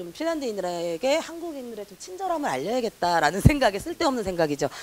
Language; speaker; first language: Korean; native; Korean